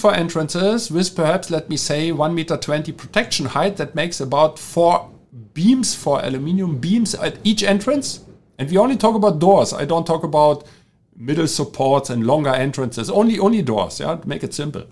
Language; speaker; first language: English; non-native, fluent; German